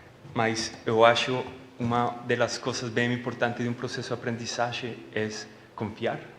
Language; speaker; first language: Portuguese; non-native, learner; Spanish